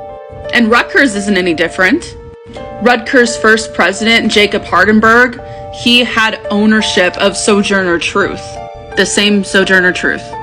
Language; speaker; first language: English; native; English